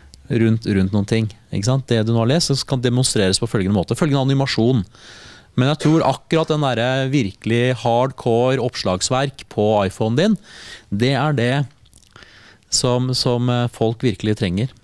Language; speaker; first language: Norwegian; native; Norwegian